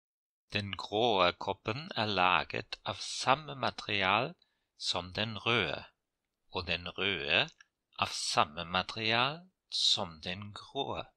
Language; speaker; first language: Norwegian; non-native, fluent; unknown